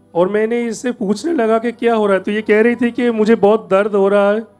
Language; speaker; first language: Hindi; native; Hindi